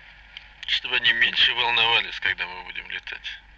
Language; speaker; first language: Russian; native; Russian